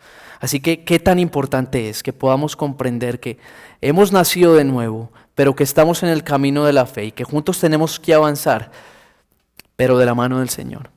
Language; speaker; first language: Spanish; native; Spanish